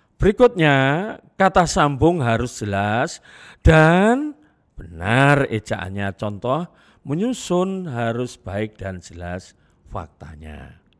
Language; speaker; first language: Indonesian; non-native, local second language; Javanese